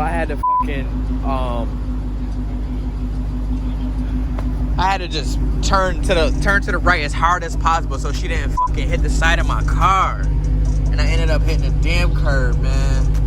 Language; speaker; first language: English; native; English